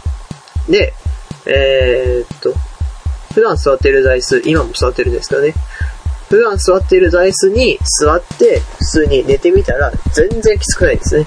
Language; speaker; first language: Japanese; native; Japanese